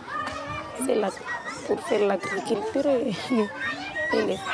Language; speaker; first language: French; non-native, learner; Malagasy